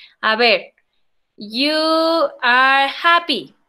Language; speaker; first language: English; non-native, learner; Spanish